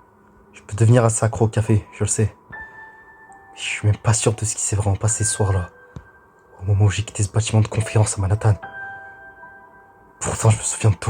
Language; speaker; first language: French; native; French